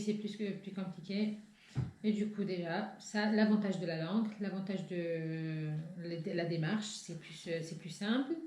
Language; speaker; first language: French; non-native, local second language; Arabic